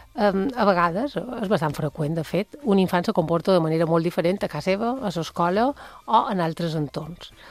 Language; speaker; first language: Catalan; native; Catalan